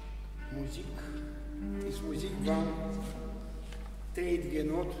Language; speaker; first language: Dutch; non-native, learner; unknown